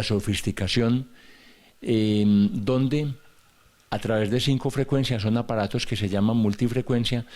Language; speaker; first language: Spanish; native; Spanish